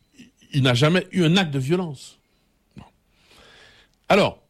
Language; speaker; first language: French; native; French